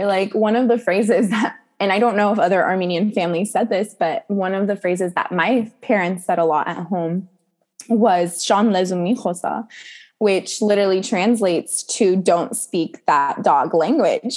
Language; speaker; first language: English; native; English